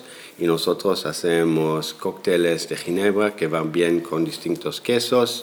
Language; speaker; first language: Spanish; non-native, fluent; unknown